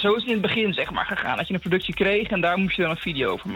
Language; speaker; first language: Dutch; native; Dutch